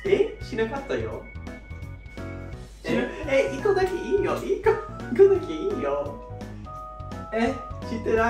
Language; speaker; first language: Japanese; non-native, learner; English